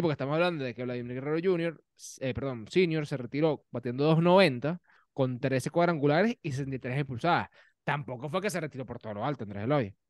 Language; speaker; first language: Spanish; native; Spanish